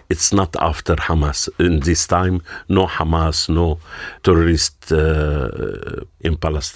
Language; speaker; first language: English; non-native, learner; Arabic